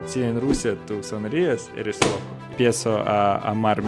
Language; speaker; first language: Spanish; non-native, learner; Russian